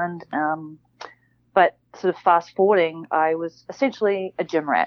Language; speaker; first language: English; native; English